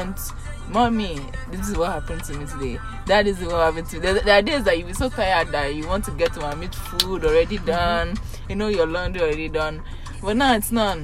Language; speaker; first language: English; non-native, local second language; Yoruba